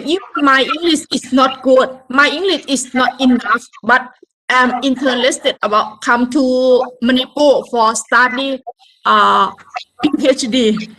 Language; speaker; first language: English; non-native, learner; Thai